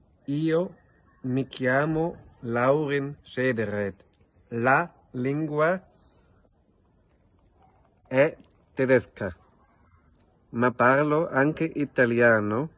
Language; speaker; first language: Italian; non-native, local second language; German